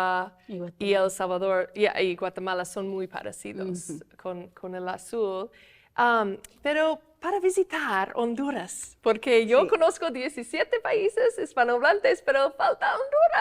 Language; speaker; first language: Spanish; non-native, fluent; English